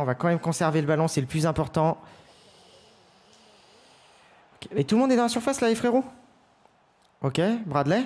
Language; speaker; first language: French; native; French